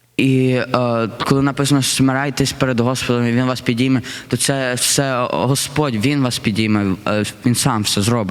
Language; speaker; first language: Ukrainian; early bilingual, heritage; Ukrainian